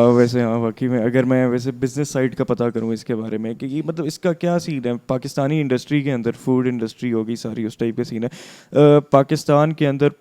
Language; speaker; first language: Urdu; native; Urdu